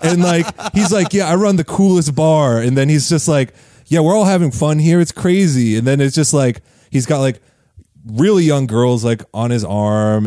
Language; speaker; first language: English; native; English